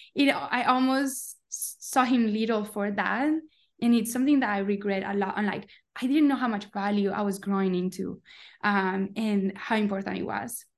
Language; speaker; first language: English; non-native, fluent; Spanish